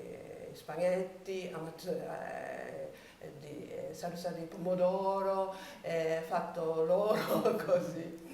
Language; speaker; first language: Italian; non-native, learner; Japanese